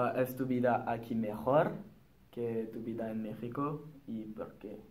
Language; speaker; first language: Spanish; non-native, learner; English